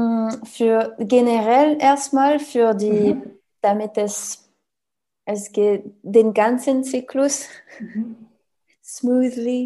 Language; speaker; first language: German; non-native, learner; French